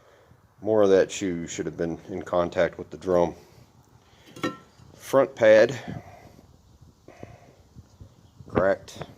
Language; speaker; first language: English; native; English